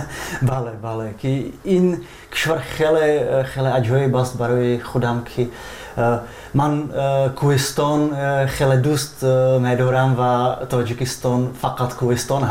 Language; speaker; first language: Persian; non-native, fluent; Czech